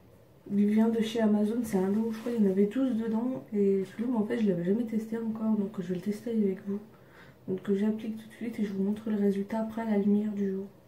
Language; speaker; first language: French; native; French